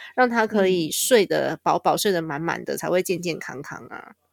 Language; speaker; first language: Chinese; native; Chinese